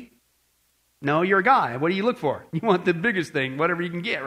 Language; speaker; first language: English; native; English